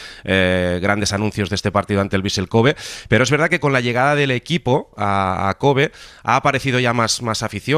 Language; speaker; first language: Spanish; native; Spanish